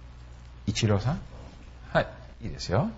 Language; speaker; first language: Japanese; non-native, fluent; English